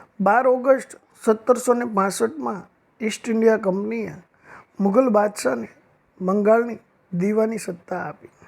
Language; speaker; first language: Gujarati; native; Gujarati